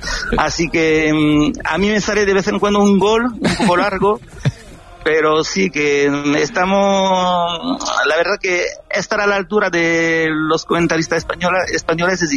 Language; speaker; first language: Spanish; non-native, fluent; French